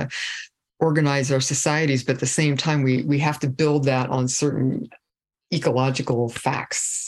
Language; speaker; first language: English; native; English